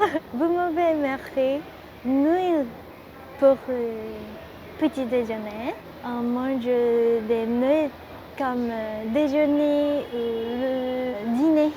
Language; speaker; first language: French; non-native, learner; Japanese